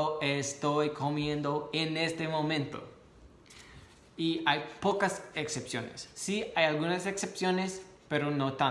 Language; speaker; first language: Spanish; non-native, fluent; English